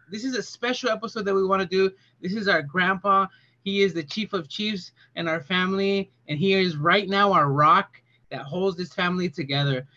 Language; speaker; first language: English; early bilingual, other home language; Spanish